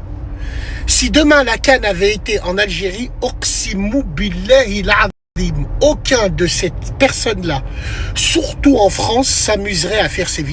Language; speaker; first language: French; native; French